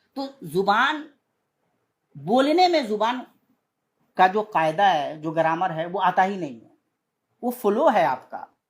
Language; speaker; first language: Urdu; native; Urdu